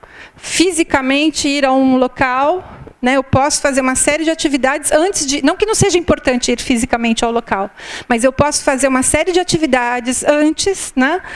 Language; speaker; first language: Portuguese; native; Portuguese